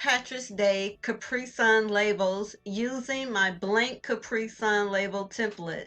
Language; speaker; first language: English; native; English